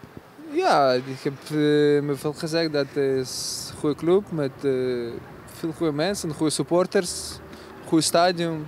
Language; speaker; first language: Dutch; non-native, learner; Ukrainian